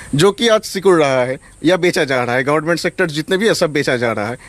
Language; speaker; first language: Hindi; non-native, local second language; Bangla